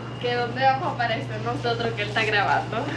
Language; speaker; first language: Spanish; native; Spanish